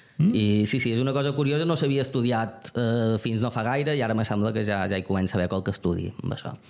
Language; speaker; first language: Catalan; native; Catalan